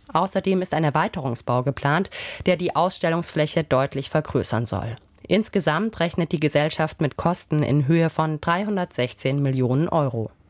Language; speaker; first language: German; native; German